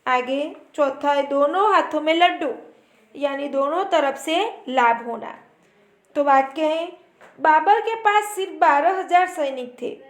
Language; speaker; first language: Hindi; non-native, local second language; Gujarati